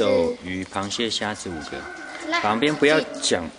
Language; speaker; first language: Chinese; native; Chinese